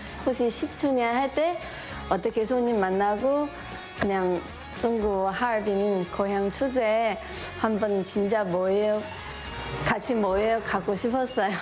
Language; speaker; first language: Korean; non-native, learner; Chinese